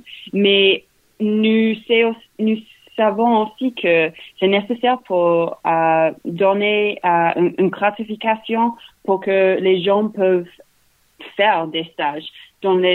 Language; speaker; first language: French; non-native, learner; English